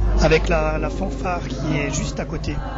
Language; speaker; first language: French; native; French